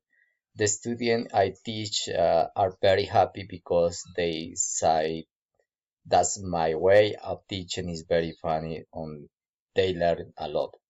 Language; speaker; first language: English; non-native, learner; Spanish